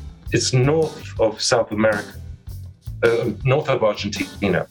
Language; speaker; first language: English; early bilingual, other home language; Spanish